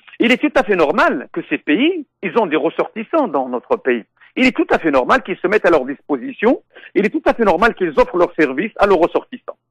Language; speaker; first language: French; non-native, local second language; Arabic